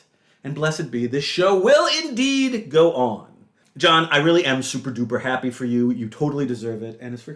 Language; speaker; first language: English; native; English